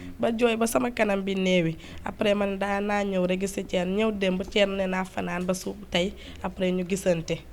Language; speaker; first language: Wolof; non-native, local second language; Fula